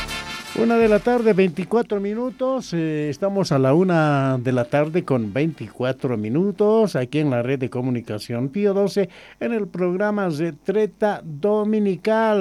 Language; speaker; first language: Spanish; native; Spanish